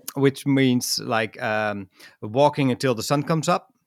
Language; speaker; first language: English; non-native, fluent; Dutch